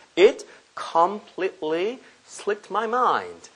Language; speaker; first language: English; non-native, fluent; Korean